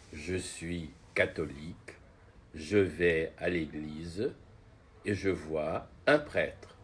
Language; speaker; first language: French; non-native, fluent; Portuguese